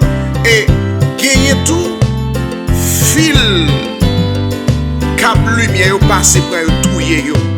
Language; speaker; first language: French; non-native, learner; Haitian Creole